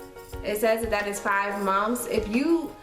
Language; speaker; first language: English; native; English